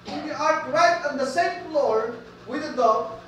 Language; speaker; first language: English; non-native, local second language; Filipino